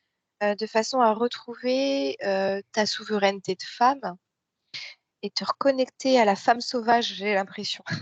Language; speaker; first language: French; native; French